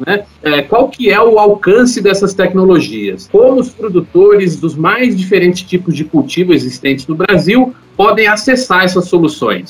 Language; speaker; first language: Portuguese; native; Portuguese